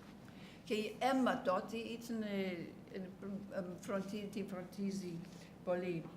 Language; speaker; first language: Greek; non-native, learner; English